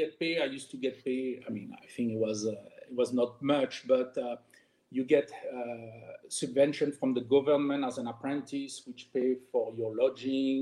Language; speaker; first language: English; non-native, fluent; French